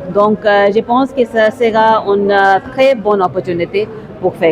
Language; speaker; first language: French; non-native, fluent; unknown